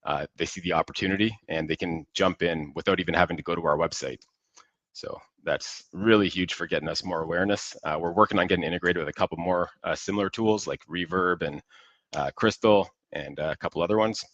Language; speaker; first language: English; native; English